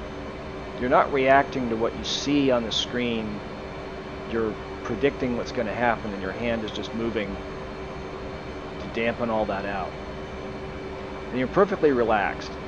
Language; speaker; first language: English; native; English